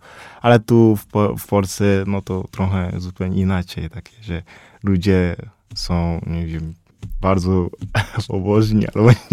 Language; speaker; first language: Polish; non-native, fluent; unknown